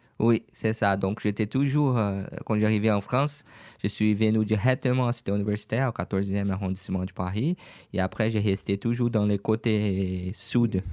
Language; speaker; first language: French; non-native, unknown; Portuguese